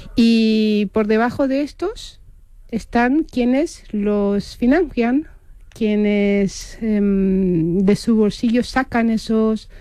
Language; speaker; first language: Spanish; non-native, fluent; Romanian